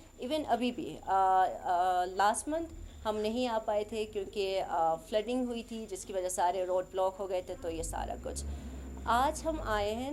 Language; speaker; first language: Urdu; non-native, local second language; Khowar